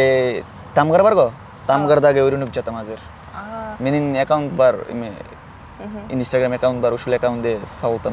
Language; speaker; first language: Kyrgyz; non-native, learner; Bangla